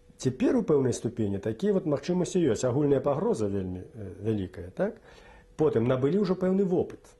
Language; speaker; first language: Belarusian; native; Belarusian